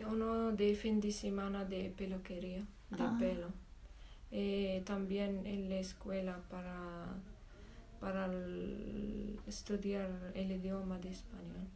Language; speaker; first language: Spanish; non-native, learner; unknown